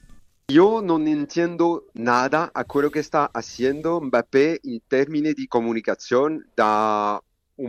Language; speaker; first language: Spanish; non-native, learner; French